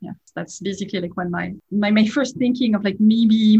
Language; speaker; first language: English; non-native, fluent; French